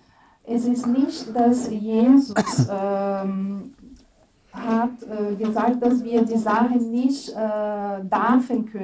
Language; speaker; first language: German; non-native, fluent; Portuguese